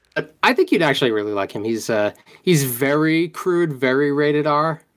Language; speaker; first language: English; native; English